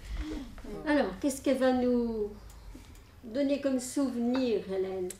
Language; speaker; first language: French; native; French